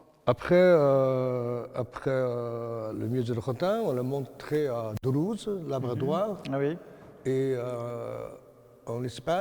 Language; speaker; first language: French; non-native, fluent; Chinese